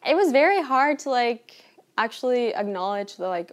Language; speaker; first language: English; non-native, fluent; Spanish